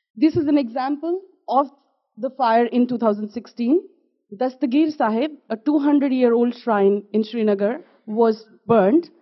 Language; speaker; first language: English; non-native, local second language; Kashmiri